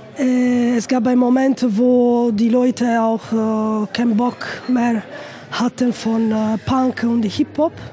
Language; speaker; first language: German; non-native, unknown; Italian